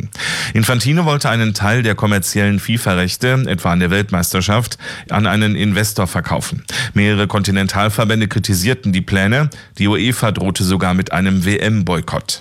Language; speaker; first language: German; native; German